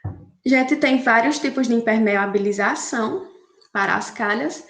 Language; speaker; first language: Portuguese; native; Portuguese